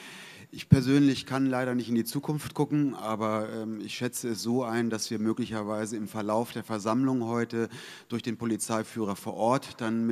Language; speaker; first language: German; native; German